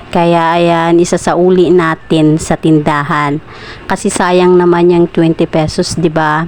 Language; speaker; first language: Filipino; non-native, local second language; Cebuano